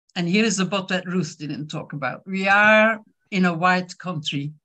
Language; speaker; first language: English; non-native, fluent; French